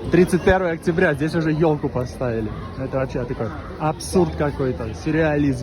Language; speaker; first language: Russian; native; Russian